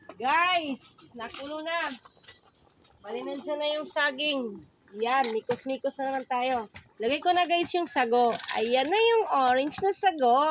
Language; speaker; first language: Filipino; non-native, local second language; Waray